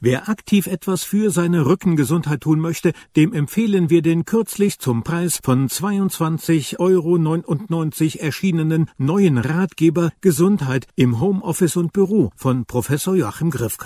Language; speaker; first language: German; native; German